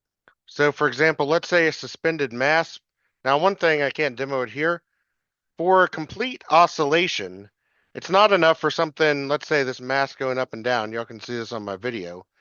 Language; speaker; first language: English; native; English